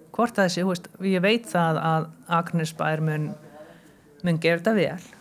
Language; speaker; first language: Icelandic; early bilingual, heritage; Icelandic